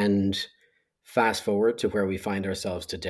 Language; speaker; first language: English; native; English